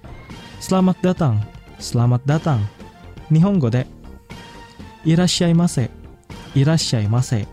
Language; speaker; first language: Japanese; non-native, fluent; Indonesian